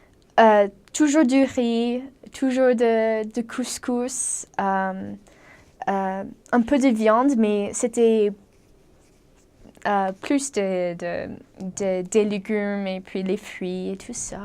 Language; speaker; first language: French; non-native, fluent; English